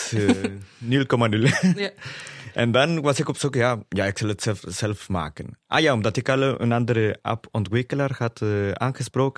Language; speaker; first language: Dutch; non-native, fluent; Spanish